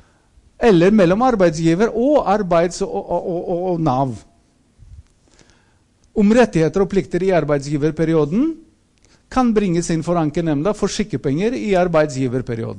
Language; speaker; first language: Norwegian; non-native, fluent; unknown